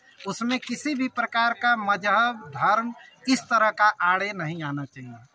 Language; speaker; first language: Hindi; native; Hindi